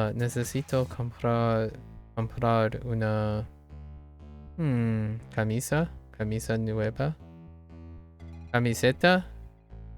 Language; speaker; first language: Spanish; non-native, learner; English